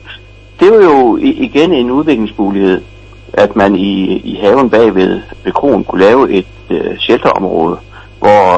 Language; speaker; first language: Danish; native; Danish